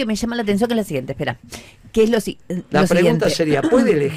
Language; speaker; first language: Spanish; native; Spanish